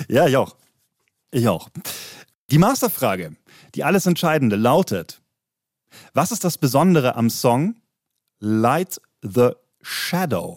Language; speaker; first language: German; native; German